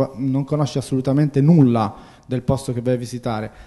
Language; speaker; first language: Italian; native; Italian